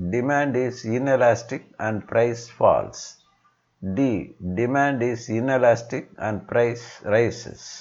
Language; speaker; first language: English; non-native, local second language; Tamil